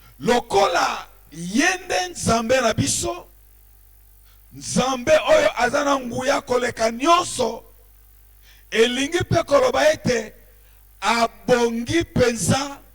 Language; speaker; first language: Lingala; native; Lingala